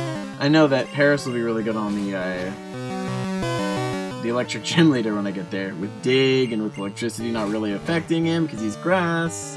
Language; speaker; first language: English; native; English